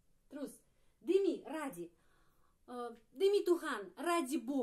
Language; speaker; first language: Indonesian; non-native, fluent; Russian